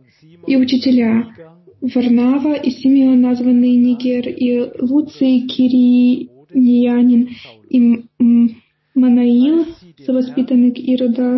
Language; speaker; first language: Russian; non-native, fluent; German